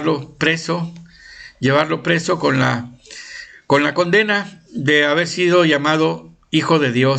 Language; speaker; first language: Spanish; native; Spanish